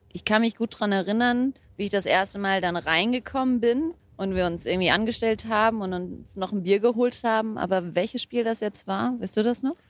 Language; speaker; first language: German; early bilingual, other home language; Portuguese